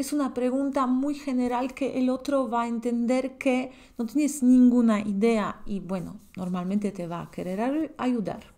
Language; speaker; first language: Spanish; non-native, fluent; Polish